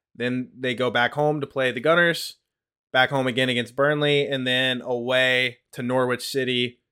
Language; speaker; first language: English; native; English